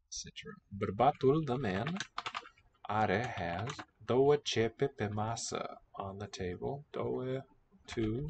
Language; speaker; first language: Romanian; non-native, learner; English